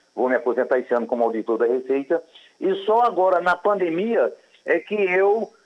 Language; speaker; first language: Portuguese; native; Portuguese